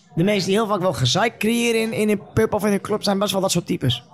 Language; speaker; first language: Dutch; native; Dutch